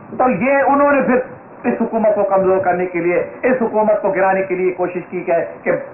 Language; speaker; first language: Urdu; non-native, local second language; Sindhi